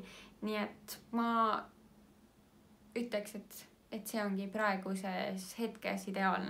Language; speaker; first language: Estonian; native; Estonian